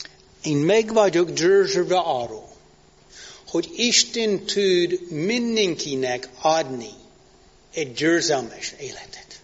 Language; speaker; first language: Hungarian; non-native, fluent; English